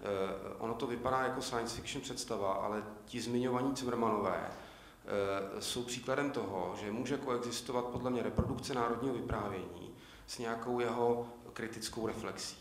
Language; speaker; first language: Czech; native; Czech